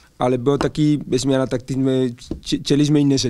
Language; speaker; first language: Polish; non-native, learner; Spanish